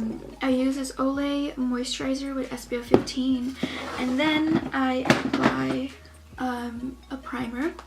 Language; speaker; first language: English; native; English